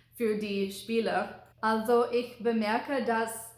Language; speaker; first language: German; non-native, learner; English